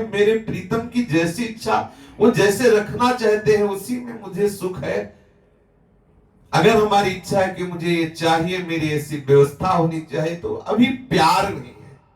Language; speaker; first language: Hindi; native; Hindi